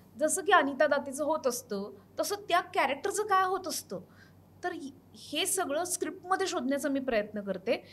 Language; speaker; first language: Marathi; native; Marathi